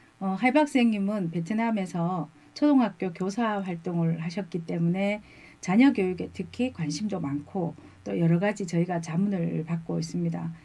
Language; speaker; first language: Korean; native; Korean